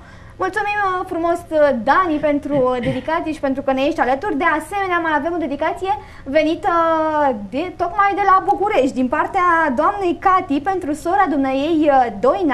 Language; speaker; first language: Romanian; native; Romanian